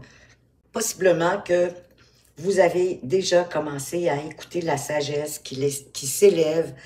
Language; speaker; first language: French; native; French